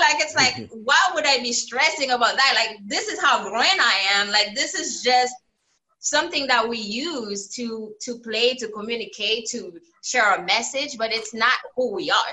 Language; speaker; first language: English; native; English